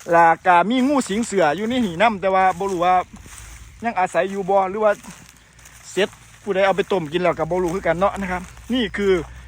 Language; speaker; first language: Thai; native; Thai